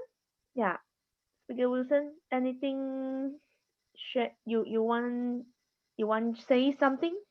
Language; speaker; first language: English; non-native, learner; Chinese